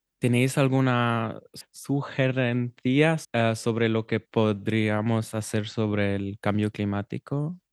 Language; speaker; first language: Spanish; non-native, learner; German